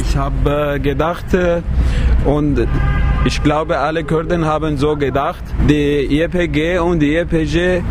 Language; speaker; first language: German; non-native, learner; Kurdish